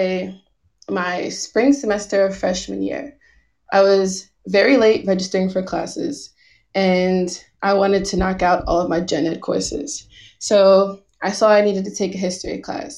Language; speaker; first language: English; native; English